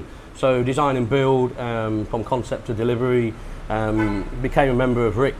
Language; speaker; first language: English; native; English